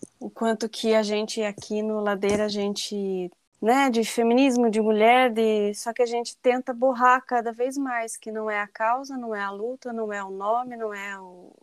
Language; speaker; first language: Portuguese; native; Portuguese